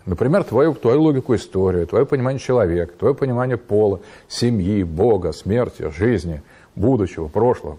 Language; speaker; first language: Russian; native; Russian